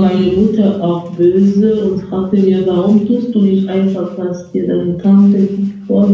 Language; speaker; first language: German; non-native, fluent; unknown